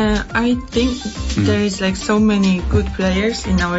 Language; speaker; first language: English; non-native, fluent; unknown